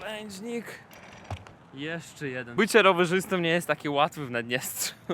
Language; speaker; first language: Polish; non-native, fluent; Russian